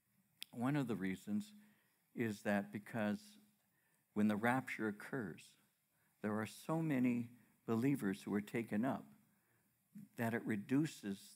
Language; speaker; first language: English; native; English